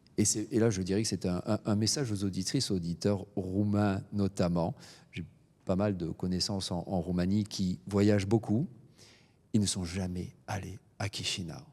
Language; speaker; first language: French; native; French